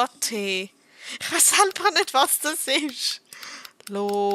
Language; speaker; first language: German; native; German